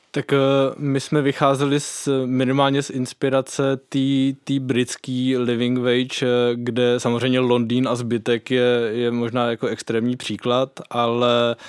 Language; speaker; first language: Czech; native; Czech